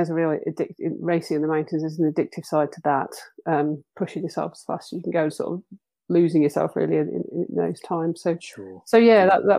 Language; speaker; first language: English; native; English